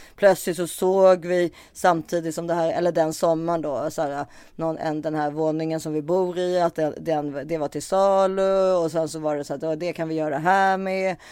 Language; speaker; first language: Swedish; early bilingual, other home language; French